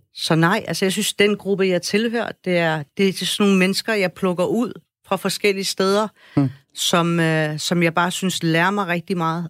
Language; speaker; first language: Danish; early bilingual, other home language; Persian